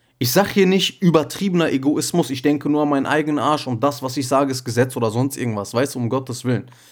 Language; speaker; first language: German; early bilingual, other home language; Turkish